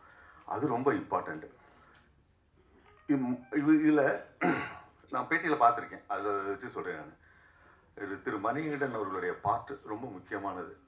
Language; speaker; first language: Tamil; native; Tamil